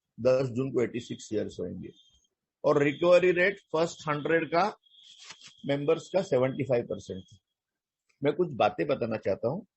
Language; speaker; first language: Hindi; non-native, local second language; Marathi